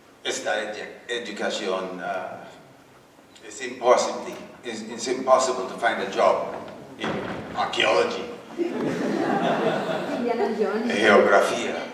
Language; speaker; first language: Spanish; non-native, learner; English